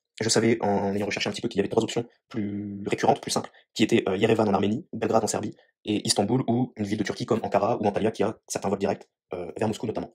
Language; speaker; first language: French; native; French